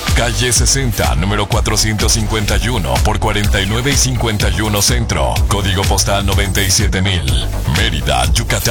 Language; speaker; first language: Spanish; native; Spanish